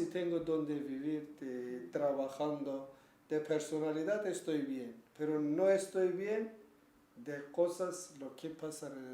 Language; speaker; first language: Spanish; non-native, learner; Kurdish